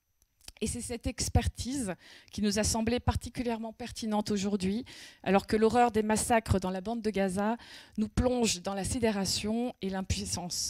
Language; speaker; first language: French; native; French